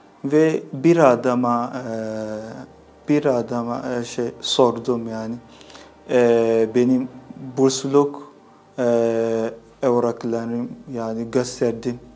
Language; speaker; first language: Turkish; non-native, fluent; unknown